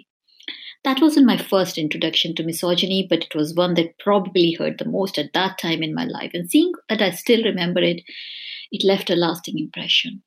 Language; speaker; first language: English; non-native, local second language; Hindi